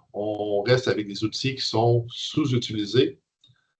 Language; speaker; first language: French; native; French